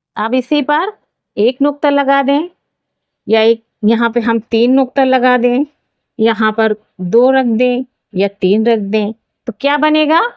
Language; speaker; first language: Hindi; native; Hindi